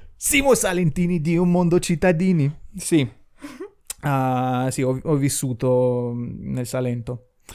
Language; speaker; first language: Italian; non-native, fluent; Russian